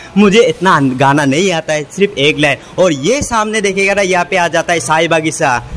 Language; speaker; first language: Hindi; non-native, local second language; Assamese